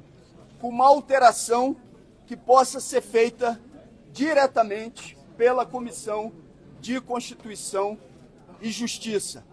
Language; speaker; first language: Portuguese; native; Portuguese